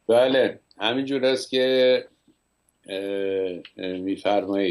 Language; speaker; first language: Persian; native; Persian